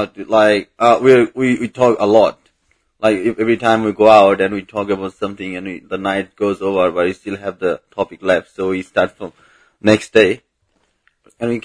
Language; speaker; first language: English; non-native, local second language; Bangla